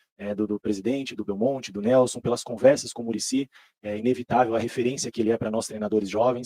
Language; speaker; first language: Portuguese; native; Portuguese